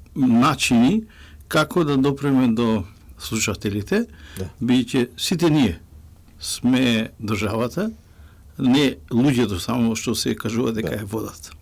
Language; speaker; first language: Macedonian; non-native, local second language; Romany